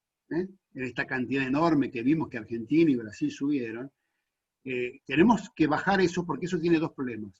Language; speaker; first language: Spanish; native; Spanish